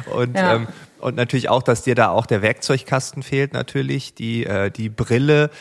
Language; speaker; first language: German; native; German